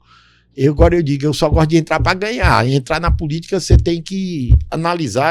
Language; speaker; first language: Portuguese; native; Portuguese